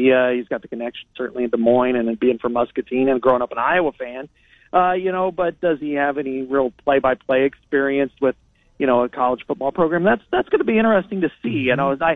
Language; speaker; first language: English; native; English